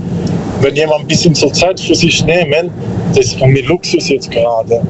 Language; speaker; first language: German; non-native, learner; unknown